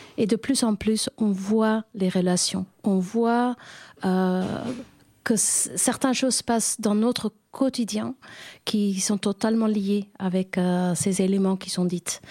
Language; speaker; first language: French; non-native, fluent; Spanish